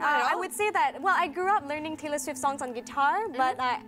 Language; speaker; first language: English; native; English